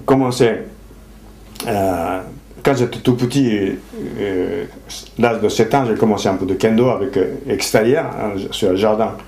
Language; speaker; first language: French; non-native, fluent; Japanese